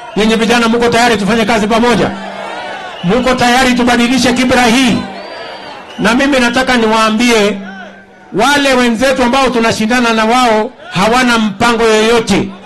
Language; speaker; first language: Swahili; non-native, local second language; Kalenjin